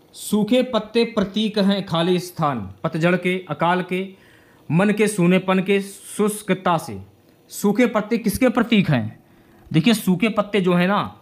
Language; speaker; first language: Hindi; native; Hindi